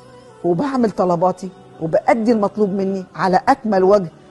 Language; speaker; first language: Arabic; native; Arabic